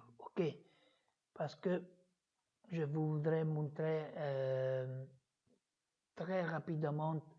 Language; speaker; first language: French; non-native, fluent; Italian